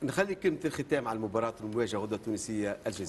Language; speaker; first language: Arabic; native; Arabic